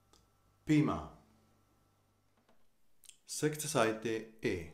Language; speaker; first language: German; non-native, fluent; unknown